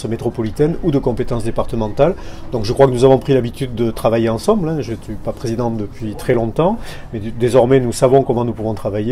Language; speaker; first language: French; native; French